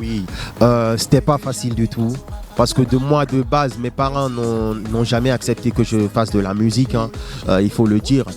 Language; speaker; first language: French; non-native, local second language; Fula